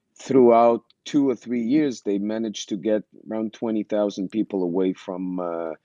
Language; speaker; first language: English; early bilingual, other home language; Russian